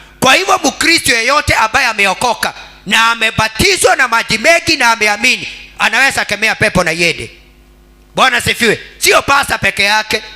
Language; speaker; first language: Swahili; non-native, local second language; Kikuyu